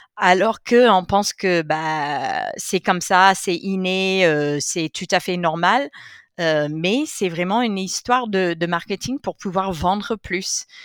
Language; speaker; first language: French; non-native, fluent; English